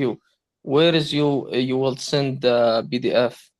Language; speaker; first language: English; non-native, learner; Arabic